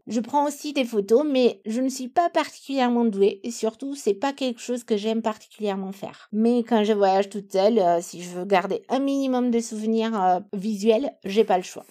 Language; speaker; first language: French; non-native, fluent; Romanian